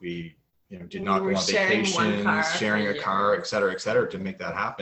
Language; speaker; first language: English; native; English